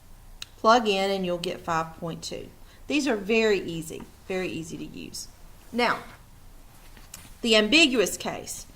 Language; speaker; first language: English; native; English